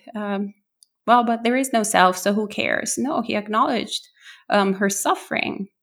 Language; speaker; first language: English; non-native, fluent; Italian